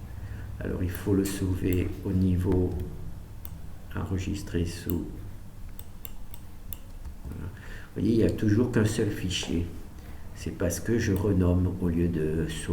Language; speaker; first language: French; native; French